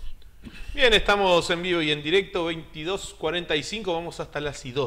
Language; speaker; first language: Spanish; native; Spanish